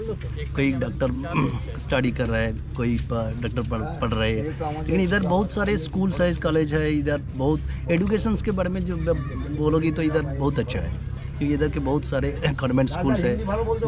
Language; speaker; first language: Hindi; non-native, local second language; Bangla